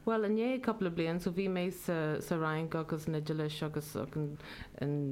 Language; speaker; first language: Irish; non-native, local second language; English